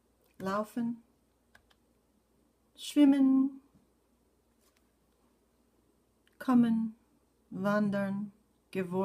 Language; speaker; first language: German; non-native, fluent; English